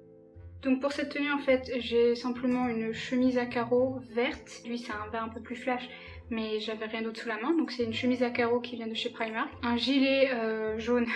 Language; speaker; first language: French; native; French